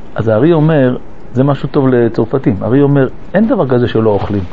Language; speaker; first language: Hebrew; early bilingual, other home language; French